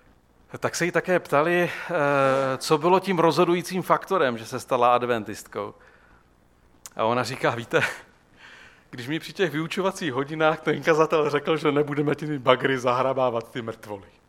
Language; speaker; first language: Czech; native; Czech